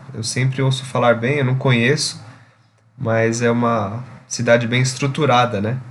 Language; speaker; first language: Portuguese; native; Portuguese